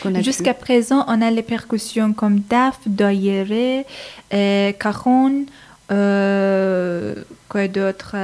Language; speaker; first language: French; non-native, fluent; Persian